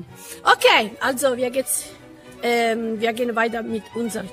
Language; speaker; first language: German; non-native, fluent; Italian